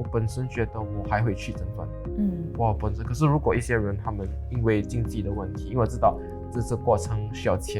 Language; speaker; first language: Chinese; non-native, local second language; English